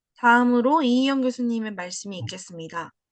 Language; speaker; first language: Korean; native; Korean